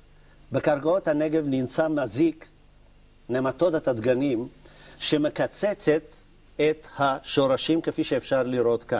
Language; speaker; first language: Hebrew; native; Hebrew